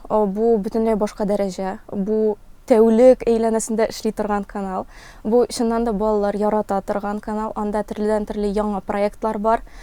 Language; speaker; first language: Tatar; non-native, local second language; Russian